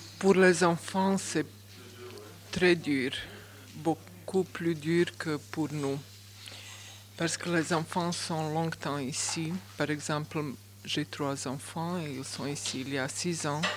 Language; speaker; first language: French; non-native, learner; Bosnian